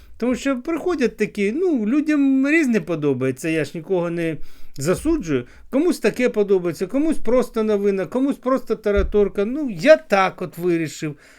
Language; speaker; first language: Ukrainian; non-native, local second language; Russian